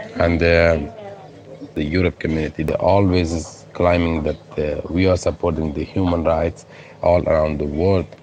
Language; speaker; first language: English; non-native, fluent; Persian